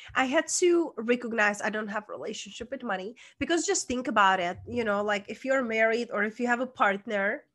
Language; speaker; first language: English; non-native, fluent; Czech